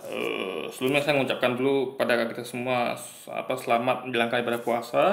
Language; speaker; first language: Indonesian; native; Indonesian